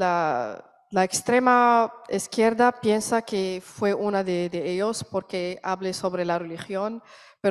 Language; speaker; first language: Spanish; non-native, learner; Arabic